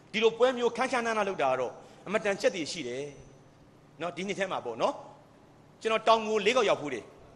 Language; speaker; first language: Burmese; native; Burmese